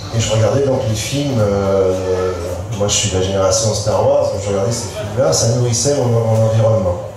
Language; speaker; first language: French; native; French